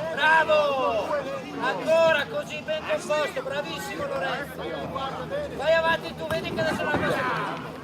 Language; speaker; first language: Italian; native; Italian